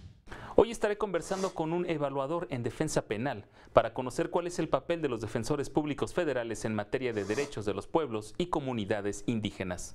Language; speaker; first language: Spanish; native; Spanish